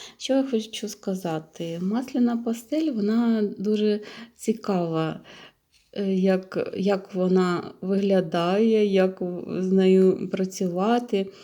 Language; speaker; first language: Ukrainian; non-native, local second language; Russian